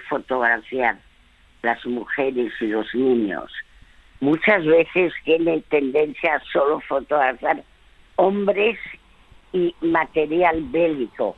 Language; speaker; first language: Spanish; early bilingual, other home language; French